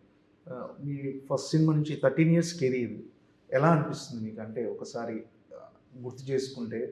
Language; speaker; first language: Telugu; native; Telugu